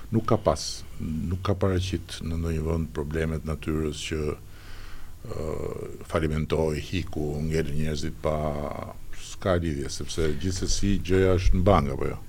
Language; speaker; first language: Albanian; native; Albanian